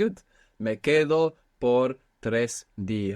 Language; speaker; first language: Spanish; non-native, fluent; English